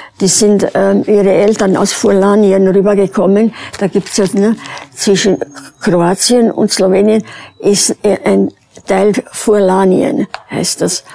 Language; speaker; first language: German; early bilingual, other home language; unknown